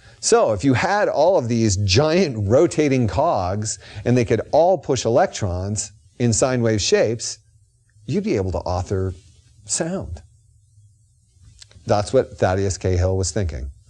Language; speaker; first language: English; native; English